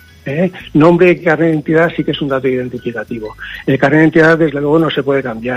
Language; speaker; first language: Spanish; native; Spanish